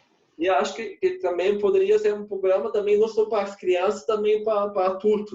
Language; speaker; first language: Portuguese; non-native, fluent; German